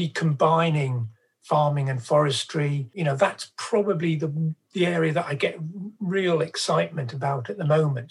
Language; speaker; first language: English; native; English